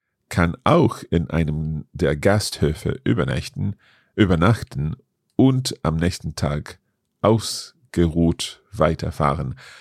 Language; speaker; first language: German; non-native, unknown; English